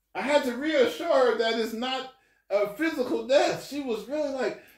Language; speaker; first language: English; native; English